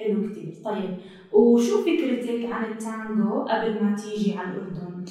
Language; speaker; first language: Arabic; native; Arabic